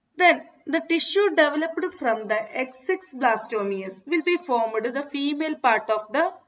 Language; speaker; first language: English; non-native, local second language; Malayalam